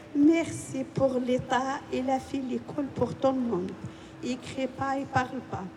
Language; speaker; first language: French; non-native, learner; Arabic